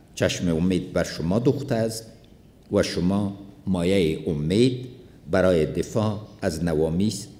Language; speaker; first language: Persian; non-native, local second language; Pashto